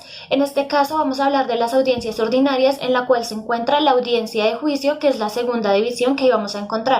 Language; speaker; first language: Spanish; native; Spanish